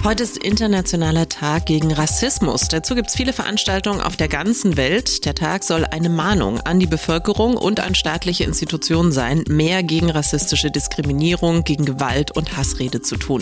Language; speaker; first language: German; native; German